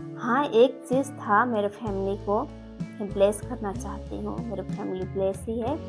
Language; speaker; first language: Hindi; non-native, local second language; Bangla